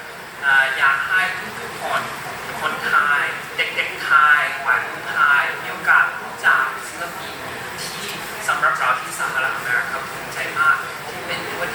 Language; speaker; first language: Thai; non-native, fluent; English